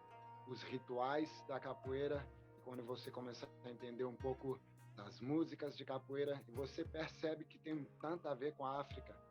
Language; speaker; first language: Portuguese; non-native, fluent; French